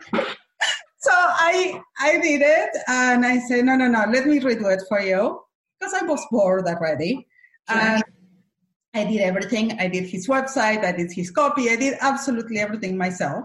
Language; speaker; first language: English; non-native, fluent; Spanish